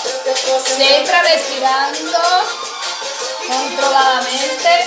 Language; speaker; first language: Spanish; non-native, fluent; Portuguese